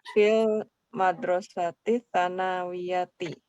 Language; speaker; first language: Arabic; non-native, learner; Indonesian